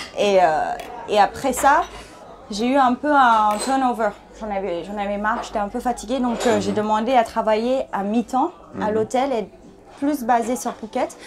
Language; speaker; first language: French; early bilingual, other home language; Thai